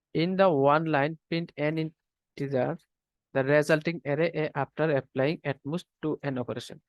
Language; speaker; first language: English; non-native, local second language; Bangla